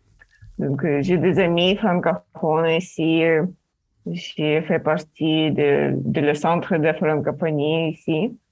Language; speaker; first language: French; non-native, fluent; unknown